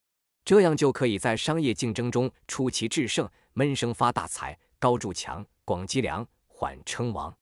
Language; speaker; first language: Chinese; native; Chinese